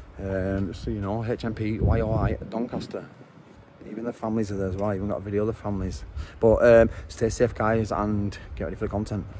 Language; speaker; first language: English; native; English